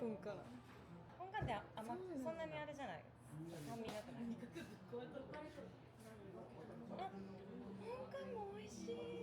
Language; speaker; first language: Japanese; native; Japanese